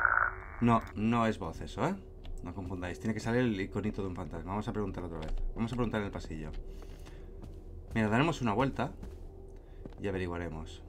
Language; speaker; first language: Spanish; native; Spanish